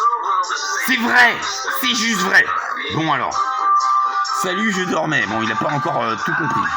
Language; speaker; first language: French; native; French